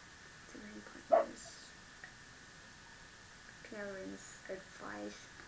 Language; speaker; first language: English; non-native, learner; Vietnamese